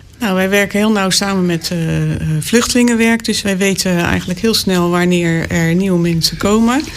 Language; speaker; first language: Dutch; native; Dutch